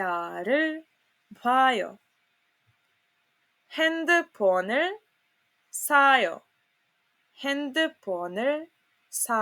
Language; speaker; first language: Korean; non-native, fluent; Serbian